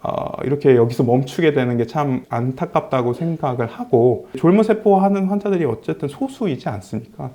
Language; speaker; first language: Korean; native; Korean